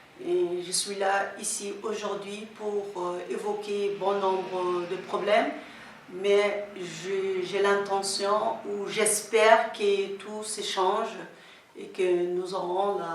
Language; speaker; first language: French; non-native, local second language; Somali